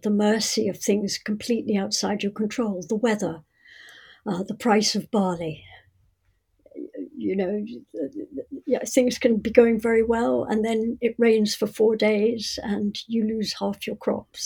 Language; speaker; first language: English; native; English